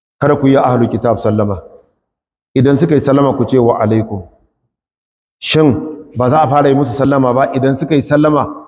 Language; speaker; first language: Hausa; non-native, local second language; Kanuri